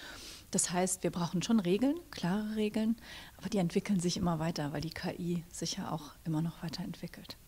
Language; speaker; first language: German; native; German